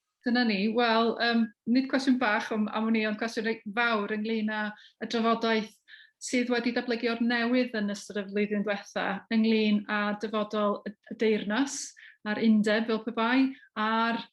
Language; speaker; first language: Welsh; native; Welsh